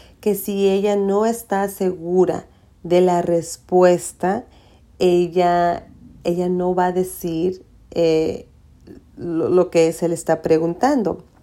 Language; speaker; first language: Spanish; early bilingual, heritage; Spanish